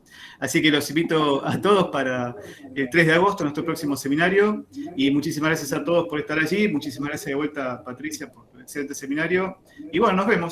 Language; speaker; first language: Spanish; native; Spanish